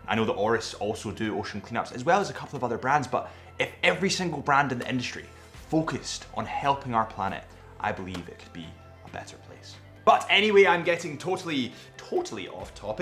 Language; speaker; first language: English; native; English